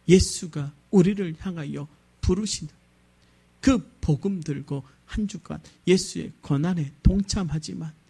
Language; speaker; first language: Korean; native; Korean